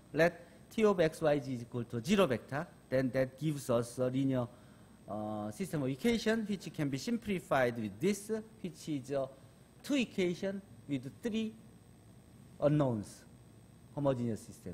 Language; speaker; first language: English; non-native, fluent; Korean